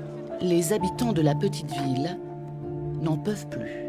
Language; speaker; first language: French; native; French